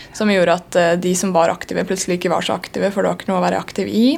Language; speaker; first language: Norwegian; native; Norwegian